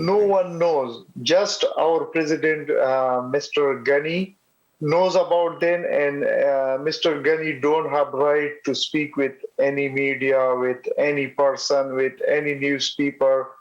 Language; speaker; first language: English; non-native, learner; Pashto